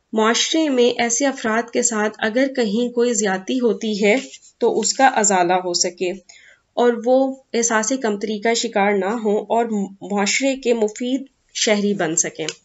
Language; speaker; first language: Urdu; native; Urdu